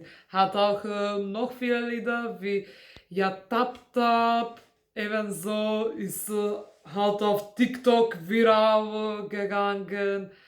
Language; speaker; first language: German; non-native, fluent; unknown